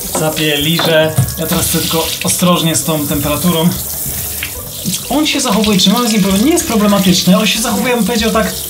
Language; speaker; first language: Polish; native; Polish